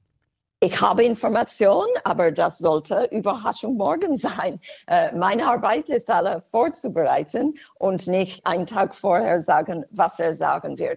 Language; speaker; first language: German; non-native, fluent; English